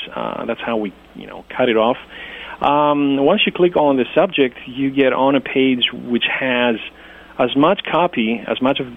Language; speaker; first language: English; non-native, fluent; Greek